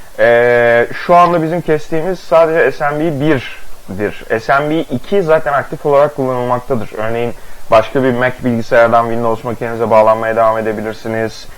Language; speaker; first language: Turkish; native; Turkish